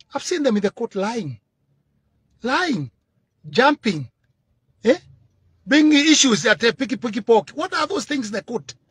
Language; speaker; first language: English; non-native, local second language; Swahili